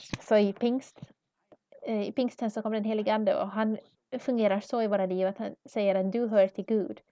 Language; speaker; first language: Swedish; non-native, learner; English